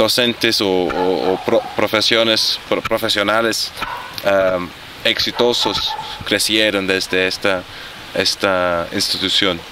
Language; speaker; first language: Spanish; non-native, fluent; Arabic